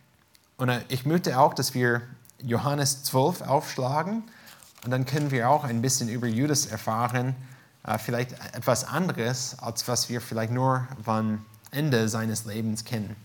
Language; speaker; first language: German; non-native, fluent; English